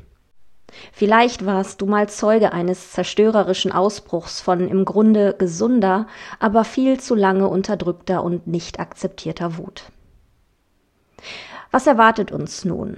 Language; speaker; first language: German; native; German